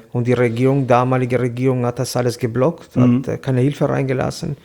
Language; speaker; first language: German; non-native, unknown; Albanian